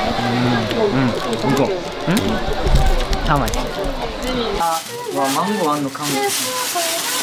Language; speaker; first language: Korean; non-native, fluent; Japanese